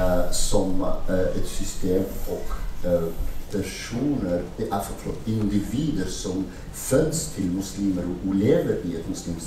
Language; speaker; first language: Swedish; non-native, fluent; Arabic